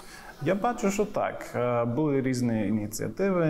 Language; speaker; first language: Ukrainian; non-native, fluent; English